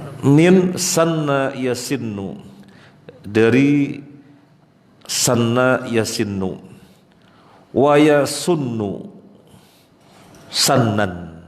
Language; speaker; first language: Arabic; non-native, fluent; Indonesian